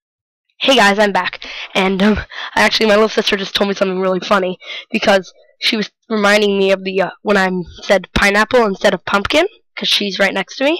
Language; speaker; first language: English; native; English